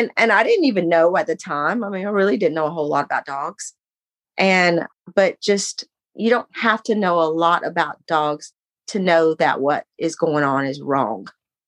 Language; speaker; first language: English; native; English